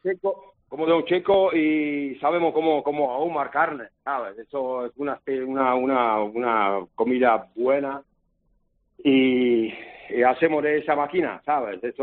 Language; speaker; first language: Spanish; non-native, learner; Czech